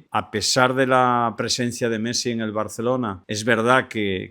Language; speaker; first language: Spanish; native; Spanish